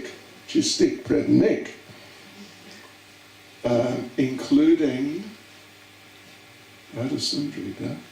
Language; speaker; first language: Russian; non-native, learner; English